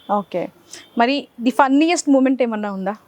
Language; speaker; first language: Telugu; native; Telugu